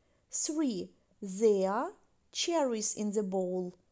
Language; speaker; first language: English; non-native, fluent; Ukrainian